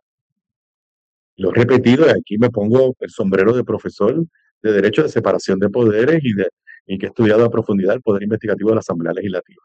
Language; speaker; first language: Spanish; native; Spanish